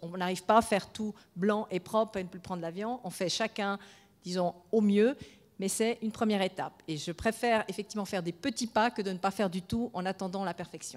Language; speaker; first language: French; native; French